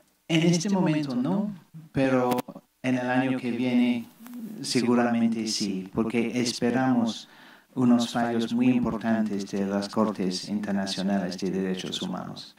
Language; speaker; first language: Spanish; non-native, fluent; English